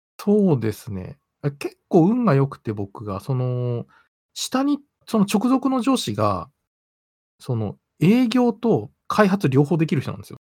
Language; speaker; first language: Japanese; native; Japanese